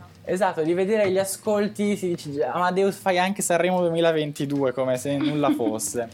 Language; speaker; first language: Italian; native; Italian